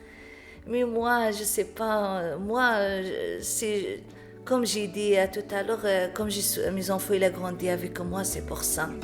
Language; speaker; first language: French; non-native, learner; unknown